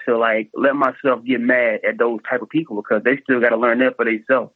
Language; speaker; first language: English; native; English